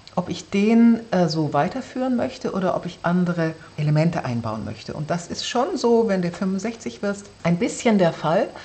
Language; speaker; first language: German; native; German